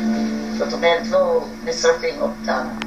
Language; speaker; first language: Hebrew; non-native, fluent; Hungarian